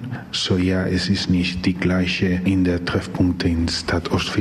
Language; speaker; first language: German; non-native, learner; Spanish